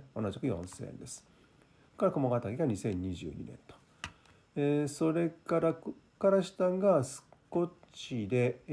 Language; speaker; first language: Japanese; native; Japanese